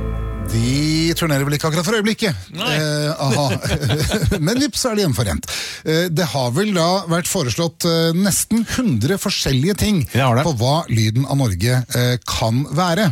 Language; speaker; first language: Norwegian; native; Norwegian